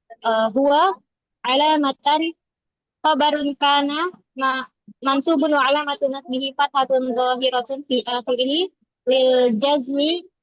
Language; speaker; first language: Arabic; non-native, learner; Indonesian